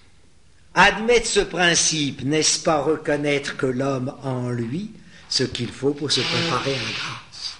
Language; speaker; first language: French; native; French